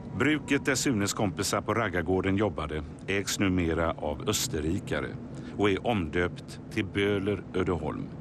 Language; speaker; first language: Swedish; native; Swedish